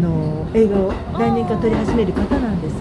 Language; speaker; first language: Japanese; native; Japanese